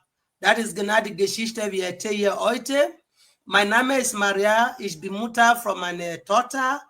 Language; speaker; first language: German; non-native, fluent; Igbo